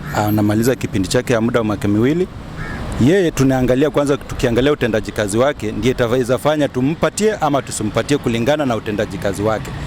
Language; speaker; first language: Swahili; non-native, local second language; Luyia